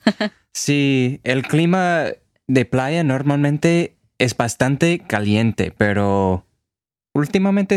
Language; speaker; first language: Spanish; non-native, fluent; English